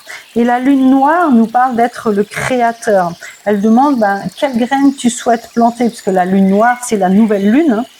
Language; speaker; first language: French; native; French